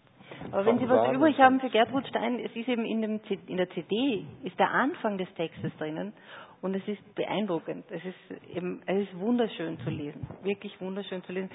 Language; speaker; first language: German; native; German